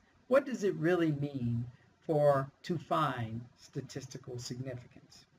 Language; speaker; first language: English; native; English